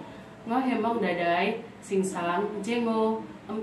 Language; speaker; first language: Cantonese; non-native, learner; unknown